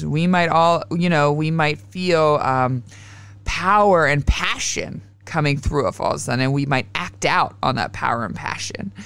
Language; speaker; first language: English; native; English